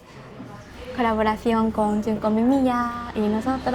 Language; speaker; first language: Spanish; non-native, learner; Japanese